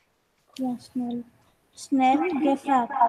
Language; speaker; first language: German; non-native, learner; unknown